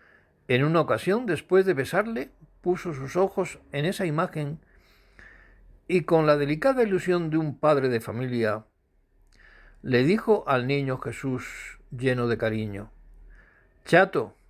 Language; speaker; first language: Spanish; native; Spanish